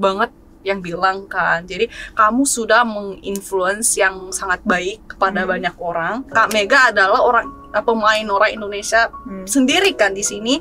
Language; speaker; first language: Indonesian; non-native, fluent; Korean